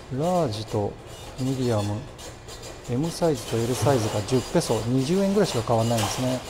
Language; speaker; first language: Japanese; native; Japanese